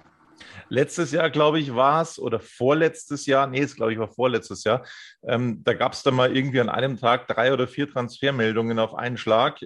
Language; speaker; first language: German; native; German